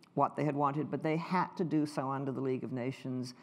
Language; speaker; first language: English; native; English